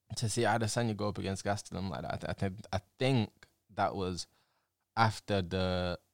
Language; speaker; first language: English; native; English